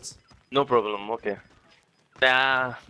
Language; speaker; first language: English; non-native, fluent; Hebrew